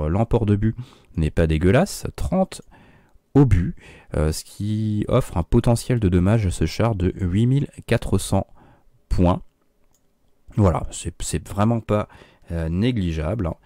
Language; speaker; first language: French; native; French